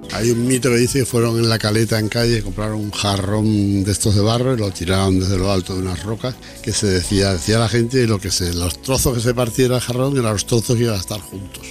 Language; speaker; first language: Spanish; native; Spanish